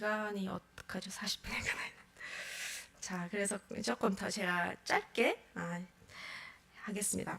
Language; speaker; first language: Korean; non-native, fluent; Mongolian